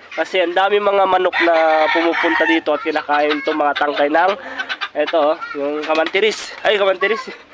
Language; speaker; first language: Filipino; native; Filipino